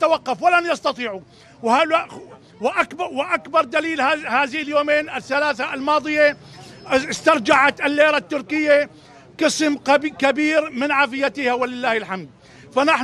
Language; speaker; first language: Arabic; native; Arabic